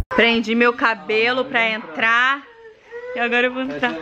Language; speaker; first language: Portuguese; native; Portuguese